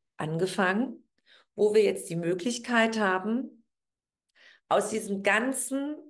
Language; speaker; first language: German; native; German